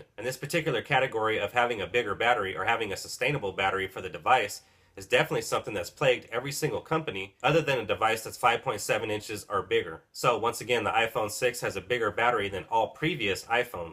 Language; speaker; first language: English; native; English